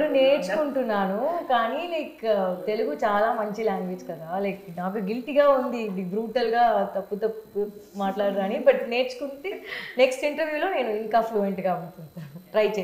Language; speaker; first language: Telugu; non-native, learner; Tamil